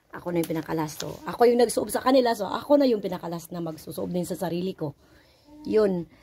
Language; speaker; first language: Filipino; non-native, local second language; Cebuano